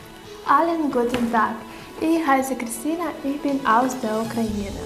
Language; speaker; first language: German; non-native, learner; Ukrainian